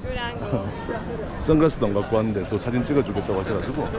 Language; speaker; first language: Korean; native; Korean